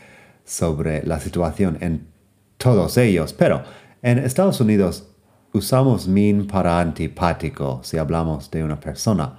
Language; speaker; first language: Spanish; non-native, fluent; English